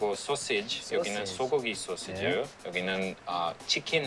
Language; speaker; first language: Korean; non-native, fluent; Bosnian